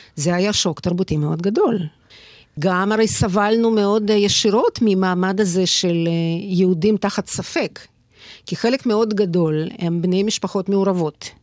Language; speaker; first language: Hebrew; non-native, fluent; Russian